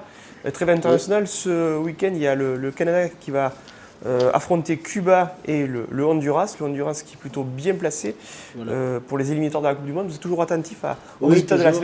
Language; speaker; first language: French; native; French